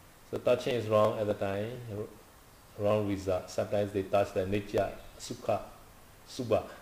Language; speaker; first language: English; non-native, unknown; Burmese